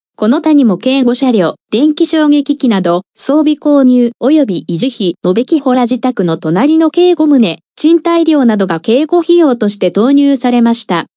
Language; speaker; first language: Japanese; non-native, fluent; Korean